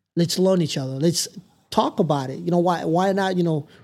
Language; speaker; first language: English; non-native, local second language; Rundi